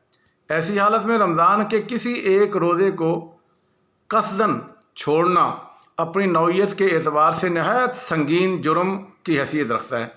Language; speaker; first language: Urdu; non-native, local second language; Punjabi